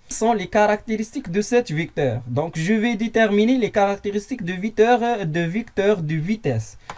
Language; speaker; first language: French; non-native, local second language; Arabic